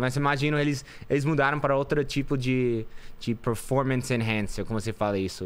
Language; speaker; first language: Portuguese; non-native, fluent; English